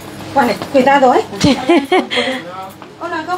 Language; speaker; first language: Spanish; non-native, learner; Chinese